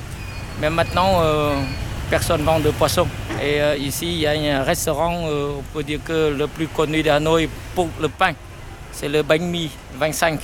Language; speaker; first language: French; non-native, fluent; Vietnamese